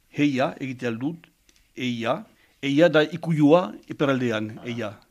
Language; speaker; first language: Basque; non-native, local second language; French